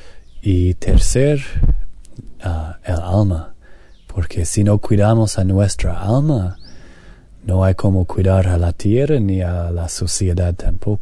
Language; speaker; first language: Spanish; non-native, learner; English